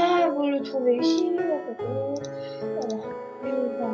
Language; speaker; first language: French; non-native, learner; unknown